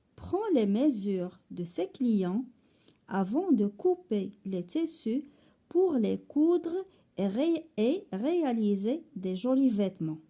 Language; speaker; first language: French; non-native, local second language; Arabic